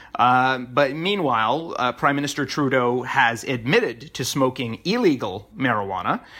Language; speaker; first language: English; native; English